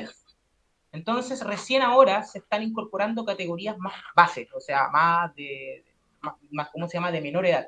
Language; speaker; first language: Spanish; native; Spanish